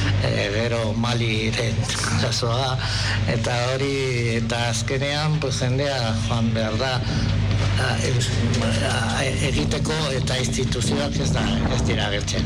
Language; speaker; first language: Basque; non-native, local second language; Spanish